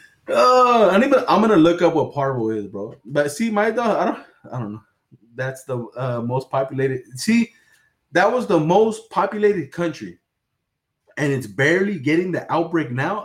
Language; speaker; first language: English; early bilingual, other home language; Spanish